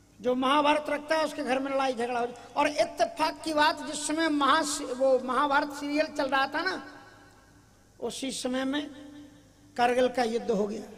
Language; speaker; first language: Hindi; native; Hindi